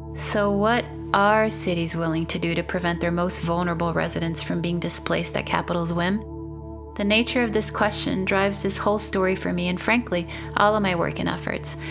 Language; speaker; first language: English; non-native, fluent; Portuguese